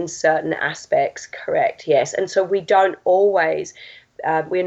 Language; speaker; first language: English; native; English